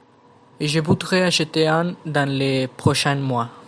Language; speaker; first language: French; non-native, learner; Spanish